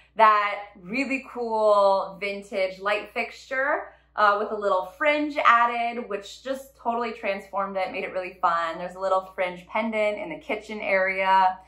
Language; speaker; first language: English; native; English